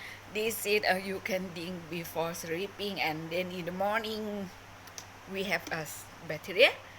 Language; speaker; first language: English; non-native, learner; Thai